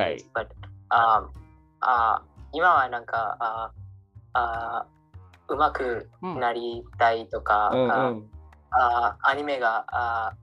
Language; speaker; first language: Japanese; non-native, learner; English